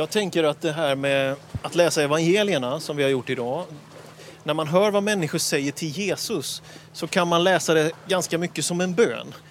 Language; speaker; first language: Swedish; native; Swedish